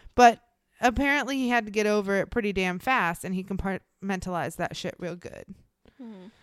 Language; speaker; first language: English; native; English